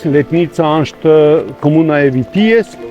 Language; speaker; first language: Albanian; non-native, local second language; Croatian